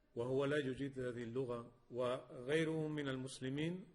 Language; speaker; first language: Arabic; non-native, fluent; Spanish